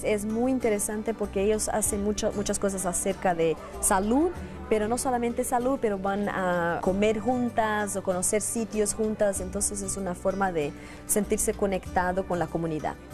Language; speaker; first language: Spanish; non-native, fluent; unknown